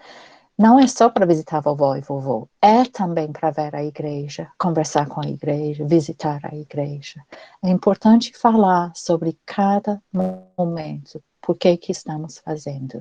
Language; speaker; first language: Portuguese; non-native, fluent; English